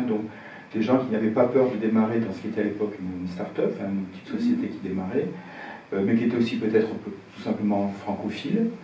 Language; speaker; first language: French; native; French